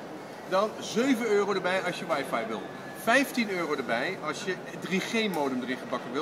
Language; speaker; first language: Dutch; native; Dutch